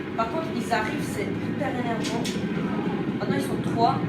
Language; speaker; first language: French; native; French